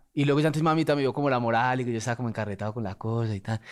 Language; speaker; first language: Spanish; native; Spanish